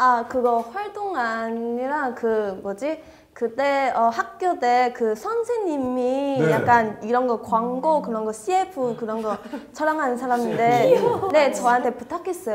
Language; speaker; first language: Korean; non-native, fluent; Chinese